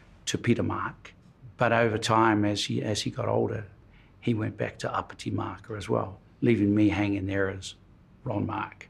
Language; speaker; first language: English; native; English